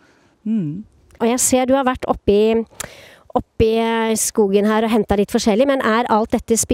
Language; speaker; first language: Norwegian; native; Norwegian